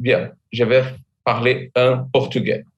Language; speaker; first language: French; non-native, fluent; Portuguese